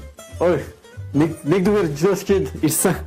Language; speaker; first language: Mongolian; non-native, learner; French